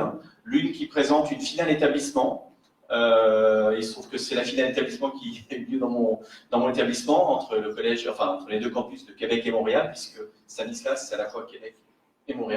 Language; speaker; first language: French; native; French